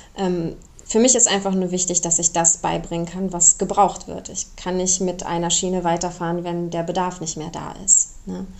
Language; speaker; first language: German; early bilingual, other home language; Romanian